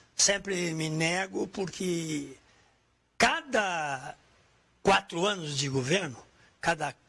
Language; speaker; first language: Portuguese; native; Portuguese